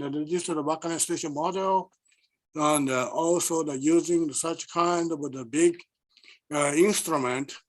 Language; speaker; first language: English; non-native, learner; Japanese